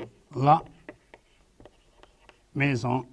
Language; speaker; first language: French; non-native, local second language; Arabic